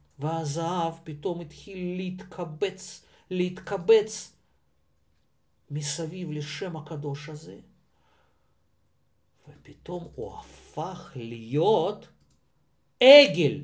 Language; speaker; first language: Hebrew; non-native, fluent; Russian